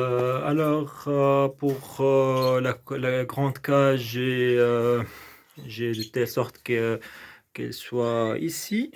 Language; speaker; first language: French; non-native, local second language; Arabic